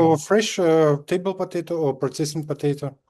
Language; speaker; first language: English; non-native, learner; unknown